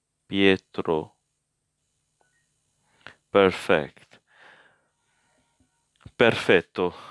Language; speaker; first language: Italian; non-native, learner; English